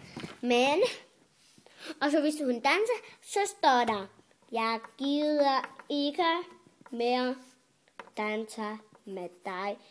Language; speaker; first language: Danish; early bilingual, other home language; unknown